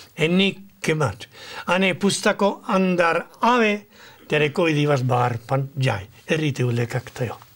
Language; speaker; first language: Gujarati; non-native, fluent; Spanish